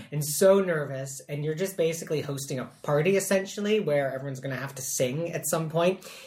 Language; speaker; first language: English; native; English